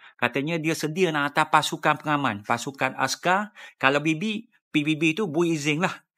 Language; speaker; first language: Malay; native; Malay